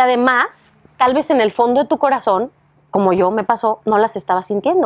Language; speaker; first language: Spanish; native; Spanish